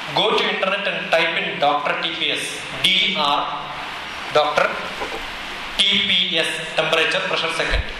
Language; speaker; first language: English; non-native, local second language; Malayalam